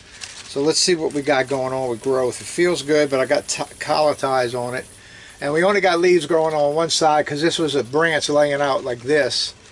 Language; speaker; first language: English; native; English